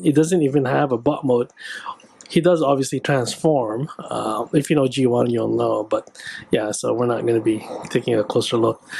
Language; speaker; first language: English; native; English